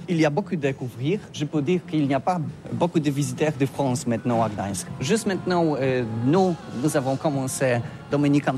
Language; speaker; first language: French; non-native, learner; Polish